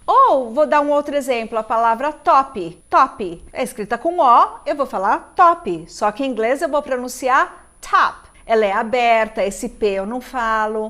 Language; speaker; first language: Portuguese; native; Portuguese